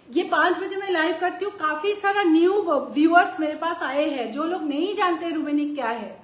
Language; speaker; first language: Hindi; non-native, local second language; Bangla